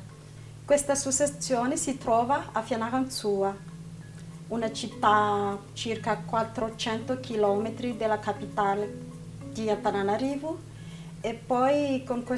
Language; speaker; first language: Italian; non-native, learner; Malagasy